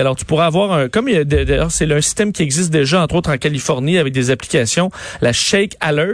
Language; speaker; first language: French; native; French